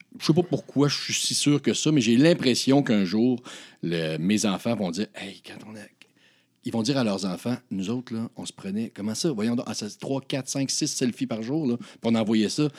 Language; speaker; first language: French; native; French